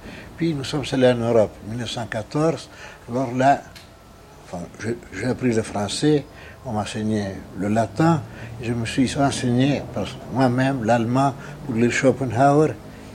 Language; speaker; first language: French; non-native, fluent; Spanish